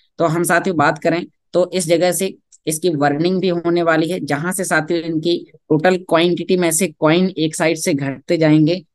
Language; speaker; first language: Hindi; native; Hindi